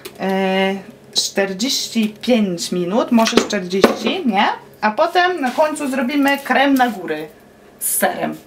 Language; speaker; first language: Polish; non-native, learner; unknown